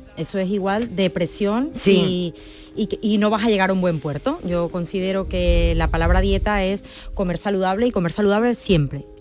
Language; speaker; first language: Spanish; native; Spanish